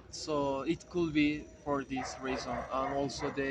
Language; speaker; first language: English; non-native, learner; Spanish